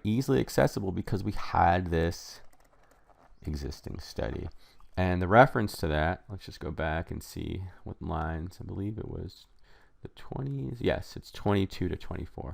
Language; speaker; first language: English; native; English